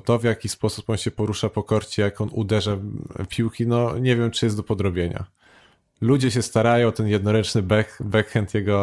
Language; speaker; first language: Polish; native; Polish